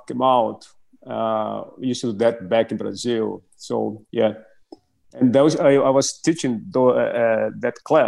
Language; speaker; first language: English; non-native, fluent; Portuguese